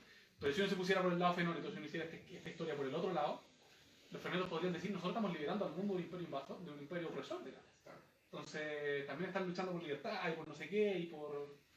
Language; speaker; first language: Spanish; native; Spanish